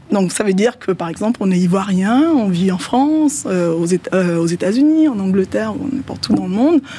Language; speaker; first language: French; non-native, local second language; Yoruba